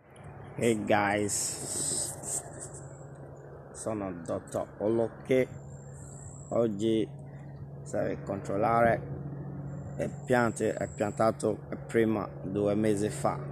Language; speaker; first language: Italian; non-native, learner; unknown